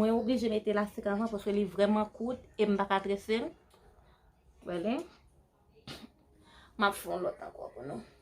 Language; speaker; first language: French; non-native, local second language; Haitian Creole